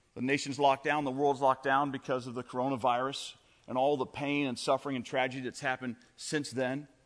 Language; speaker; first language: English; native; English